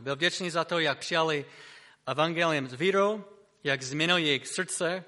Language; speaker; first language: Czech; non-native, fluent; English